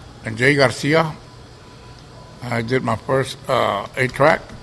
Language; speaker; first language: English; early bilingual, other home language; Spanish